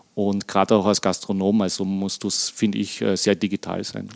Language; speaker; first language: German; native; German